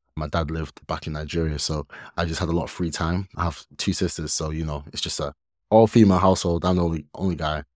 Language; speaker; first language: English; early bilingual, other home language; Yoruba